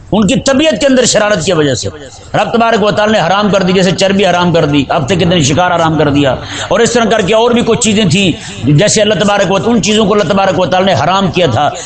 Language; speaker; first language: Urdu; native; Urdu